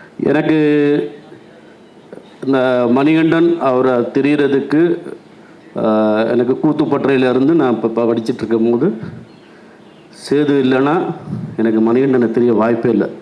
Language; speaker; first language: Tamil; native; Tamil